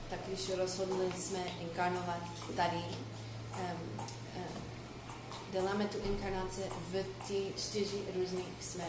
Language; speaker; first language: Czech; non-native, fluent; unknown